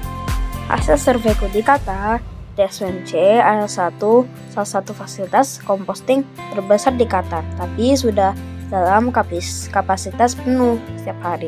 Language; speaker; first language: Indonesian; native; Indonesian